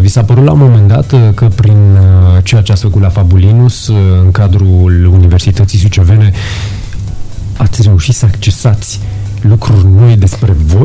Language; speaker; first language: Romanian; native; Romanian